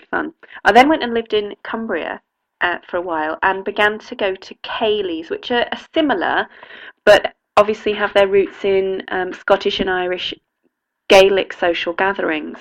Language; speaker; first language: English; native; English